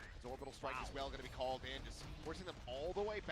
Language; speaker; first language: English; native; English